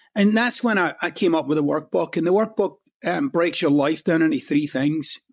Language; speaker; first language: English; native; English